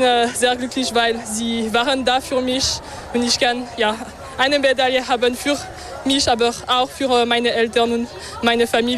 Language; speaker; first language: German; non-native, local second language; French